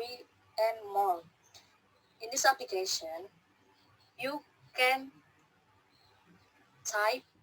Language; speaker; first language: English; non-native, learner; Indonesian